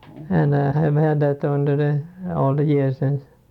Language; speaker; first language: English; non-native, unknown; Swedish